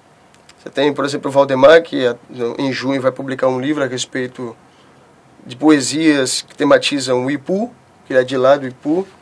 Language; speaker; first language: Portuguese; native; Portuguese